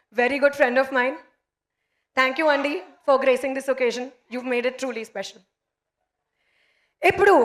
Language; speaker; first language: Telugu; non-native, learner; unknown